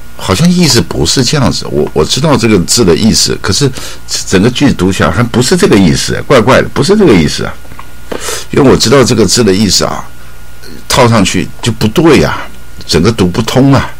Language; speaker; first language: Chinese; native; Chinese